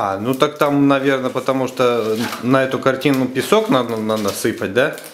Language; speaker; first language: Russian; native; Russian